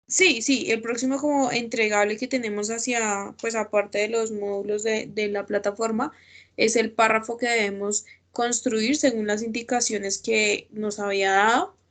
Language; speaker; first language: Spanish; native; Spanish